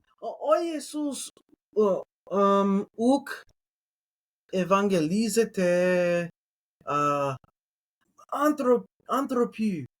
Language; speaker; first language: Greek; non-native, learner; English